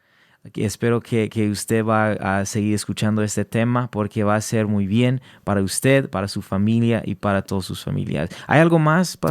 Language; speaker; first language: Spanish; early bilingual, heritage; English